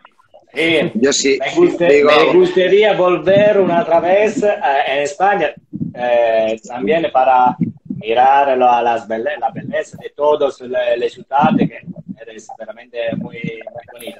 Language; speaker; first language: Spanish; non-native, learner; Italian